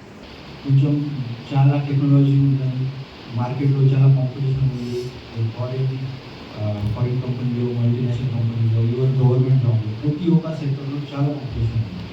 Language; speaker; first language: Telugu; non-native, learner; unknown